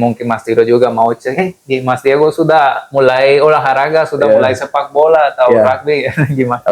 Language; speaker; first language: Indonesian; non-native, fluent; Spanish